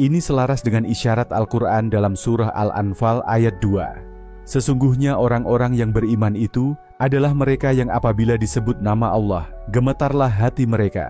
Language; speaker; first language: Indonesian; native; Indonesian